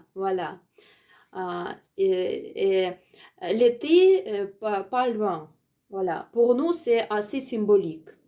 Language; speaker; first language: French; non-native, learner; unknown